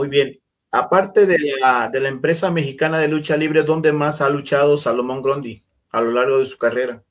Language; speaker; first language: Spanish; native; Spanish